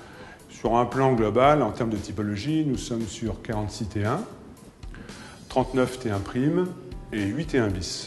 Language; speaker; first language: French; native; French